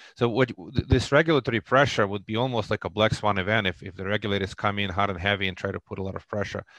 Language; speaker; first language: English; non-native, fluent; Russian